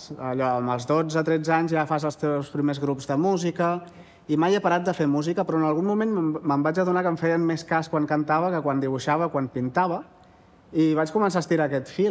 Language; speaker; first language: Catalan; native; Catalan